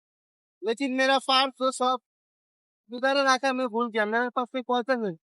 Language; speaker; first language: Hindi; non-native, learner; Bangla